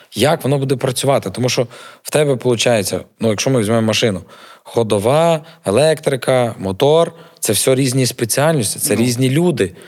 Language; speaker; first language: Ukrainian; native; Ukrainian